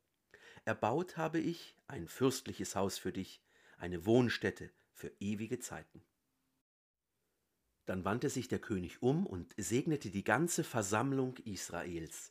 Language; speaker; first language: German; native; German